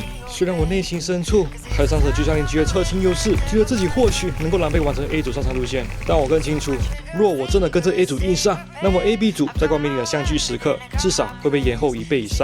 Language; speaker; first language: Chinese; native; Chinese